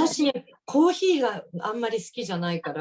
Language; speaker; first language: Japanese; native; Japanese